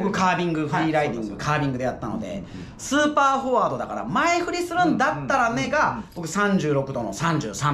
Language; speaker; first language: Japanese; native; Japanese